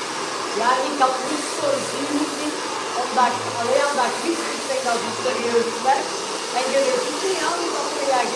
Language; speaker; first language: Dutch; native; Dutch